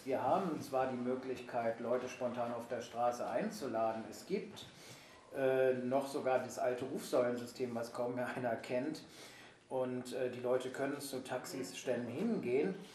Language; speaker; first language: German; native; German